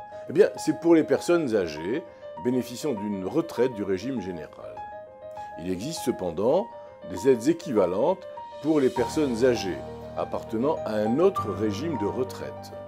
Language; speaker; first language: French; native; French